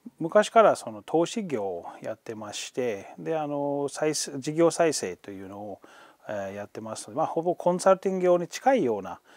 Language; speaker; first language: Japanese; non-native, fluent; English